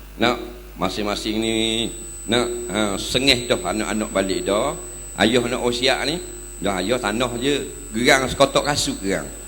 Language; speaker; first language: Malay; native; Malay